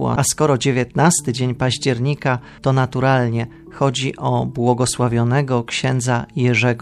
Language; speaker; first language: Polish; native; Polish